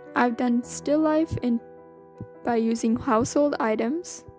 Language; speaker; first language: English; native; English